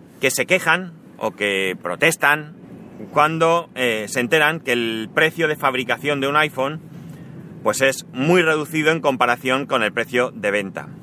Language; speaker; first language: Spanish; native; Spanish